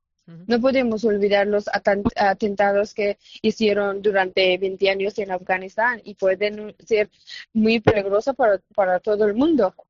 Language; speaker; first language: Spanish; non-native, fluent; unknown